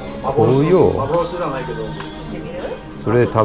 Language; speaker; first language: Japanese; non-native, learner; English